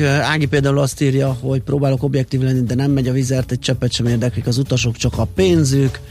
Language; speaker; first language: Hungarian; native; Hungarian